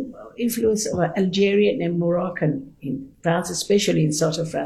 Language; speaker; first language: English; non-native, fluent; Persian